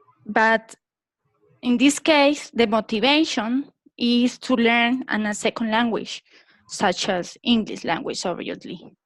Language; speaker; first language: English; non-native, learner; Spanish